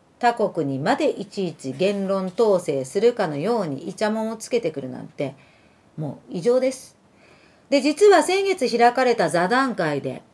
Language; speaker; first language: Japanese; early bilingual, other home language; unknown